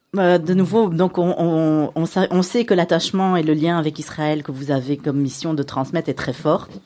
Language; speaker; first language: French; native; French